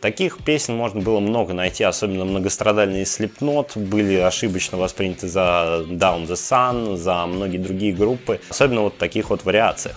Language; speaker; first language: Russian; native; Russian